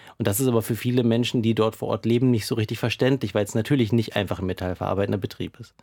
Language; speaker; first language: German; native; German